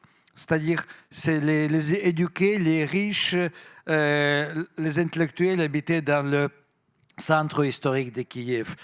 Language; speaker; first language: French; non-native, fluent; Russian